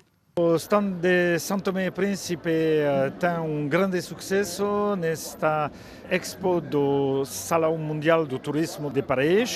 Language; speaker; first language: Portuguese; non-native, fluent; French